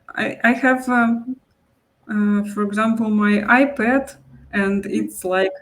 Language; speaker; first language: English; non-native, local second language; Russian